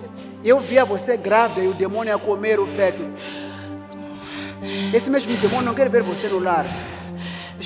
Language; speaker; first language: Portuguese; non-native, local second language; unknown